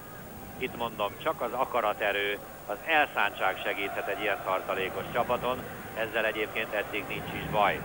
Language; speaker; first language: Hungarian; native; Hungarian